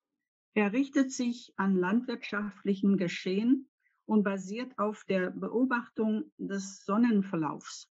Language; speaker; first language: German; non-native, fluent; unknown